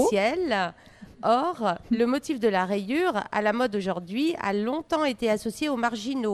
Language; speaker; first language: French; native; French